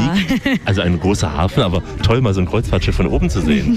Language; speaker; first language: German; native; German